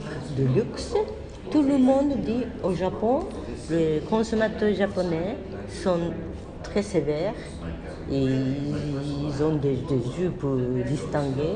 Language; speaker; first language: French; non-native, fluent; Japanese